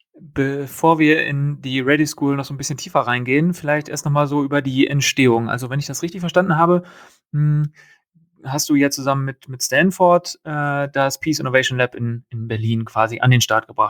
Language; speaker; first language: German; native; German